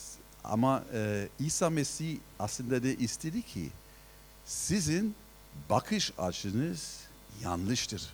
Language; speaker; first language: Turkish; non-native, fluent; German